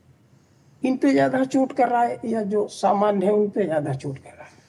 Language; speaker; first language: Hindi; native; Hindi